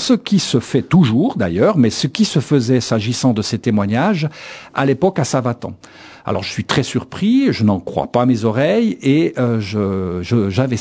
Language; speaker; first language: French; native; French